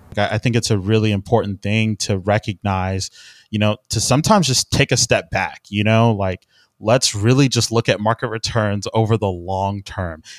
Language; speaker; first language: English; native; English